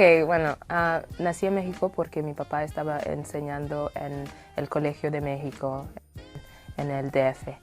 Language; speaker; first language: Spanish; non-native, fluent; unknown